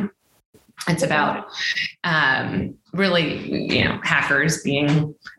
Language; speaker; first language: English; native; English